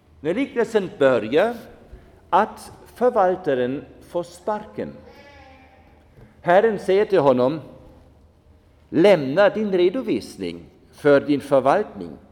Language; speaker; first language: Swedish; non-native, fluent; German